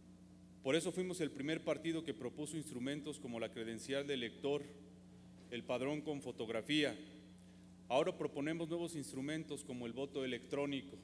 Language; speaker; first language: Spanish; native; Spanish